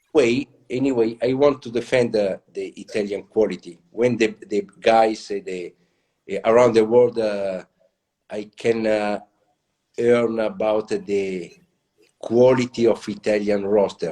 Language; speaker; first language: English; non-native, learner; Italian